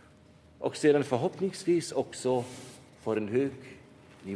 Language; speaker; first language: Swedish; non-native, fluent; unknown